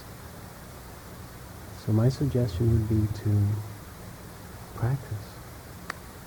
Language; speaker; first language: English; non-native, fluent; Dutch